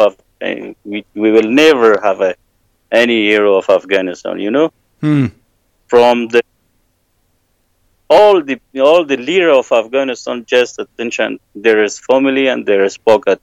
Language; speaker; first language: English; non-native, learner; Persian